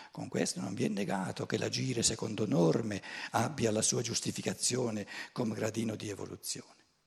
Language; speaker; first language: Italian; native; Italian